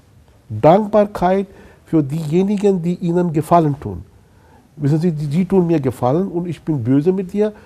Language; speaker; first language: German; non-native, fluent; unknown